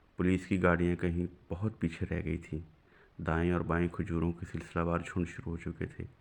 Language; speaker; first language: Urdu; non-native, local second language; Punjabi